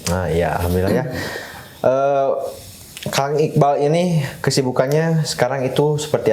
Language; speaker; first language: Indonesian; native; Indonesian